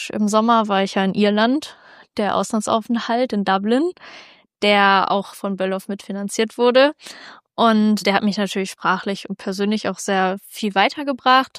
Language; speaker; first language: German; native; German